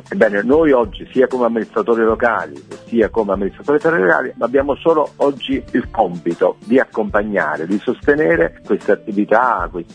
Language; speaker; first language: Italian; native; Italian